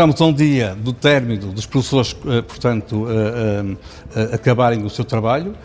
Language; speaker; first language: Portuguese; native; Portuguese